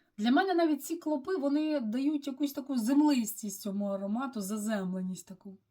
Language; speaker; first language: Ukrainian; non-native, local second language; Russian